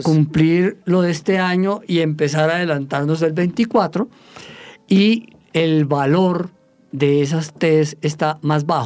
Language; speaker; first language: Spanish; native; Spanish